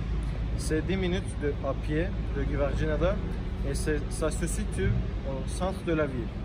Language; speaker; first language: French; non-native, learner; Turkish